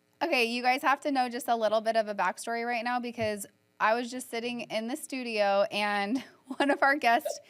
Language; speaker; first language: English; native; English